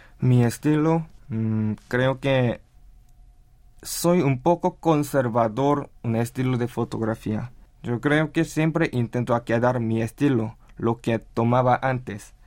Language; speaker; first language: Spanish; non-native, learner; Korean